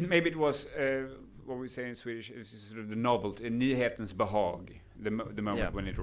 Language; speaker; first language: English; non-native, fluent; Swedish